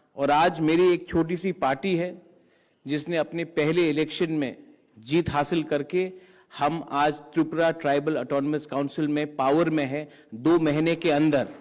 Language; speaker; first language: Hindi; non-native, local second language; Kok Borok